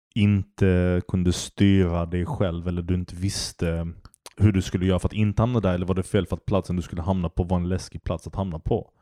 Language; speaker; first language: Swedish; early bilingual, other home language; Turkish